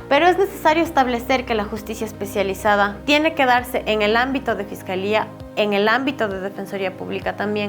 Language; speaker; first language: Spanish; native; Spanish